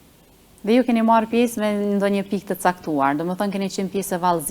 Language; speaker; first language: Albanian; native; Albanian